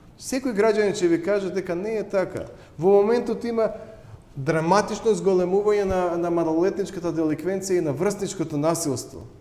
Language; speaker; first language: Macedonian; native; Macedonian